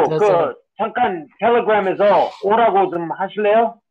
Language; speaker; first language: Korean; non-native, fluent; English